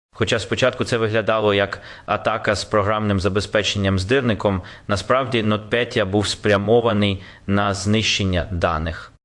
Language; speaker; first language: Ukrainian; native; Ukrainian